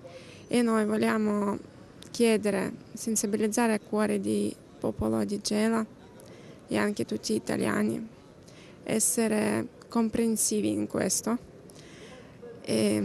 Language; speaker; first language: Italian; non-native, fluent; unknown